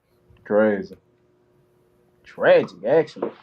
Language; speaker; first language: English; native; English